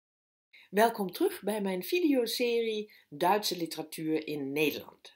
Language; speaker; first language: Dutch; non-native, fluent; German